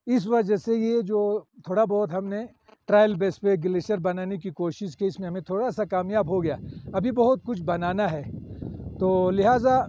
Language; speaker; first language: Urdu; non-native, local second language; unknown